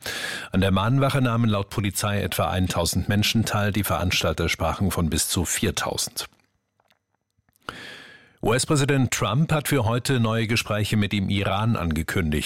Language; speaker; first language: German; native; German